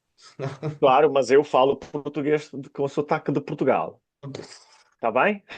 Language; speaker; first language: Portuguese; non-native, fluent; Italian